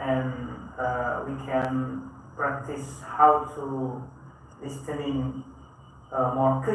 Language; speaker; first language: English; non-native, learner; Indonesian